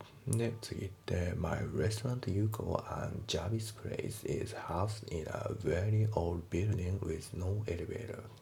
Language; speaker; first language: English; non-native, fluent; Japanese